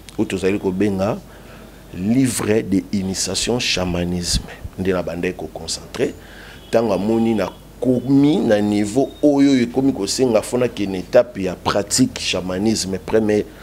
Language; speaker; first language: Lingala; non-native, local second language; Kongo